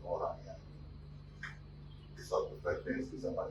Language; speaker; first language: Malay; non-native, local second language; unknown